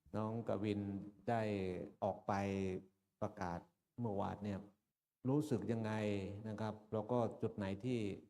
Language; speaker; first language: Thai; native; Thai